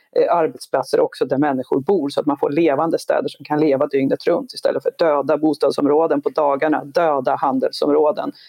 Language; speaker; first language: Swedish; native; Swedish